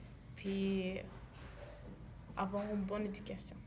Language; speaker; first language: French; non-native, learner; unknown